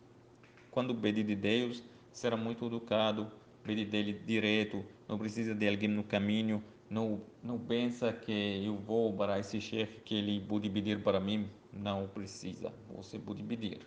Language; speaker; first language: Portuguese; non-native, learner; Arabic